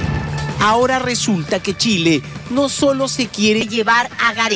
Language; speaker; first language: Spanish; native; Spanish